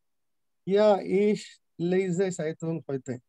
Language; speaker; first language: German; non-native, learner; Malayalam